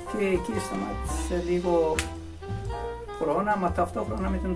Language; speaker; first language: Greek; non-native, learner; Persian